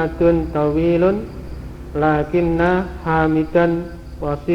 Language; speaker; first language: Arabic; non-native, learner; Indonesian